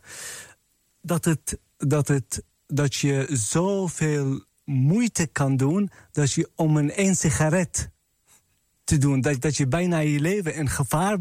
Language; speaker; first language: Dutch; non-native, fluent; Arabic